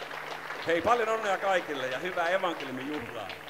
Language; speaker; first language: Finnish; native; Finnish